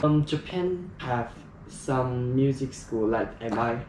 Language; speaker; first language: English; non-native, learner; Chinese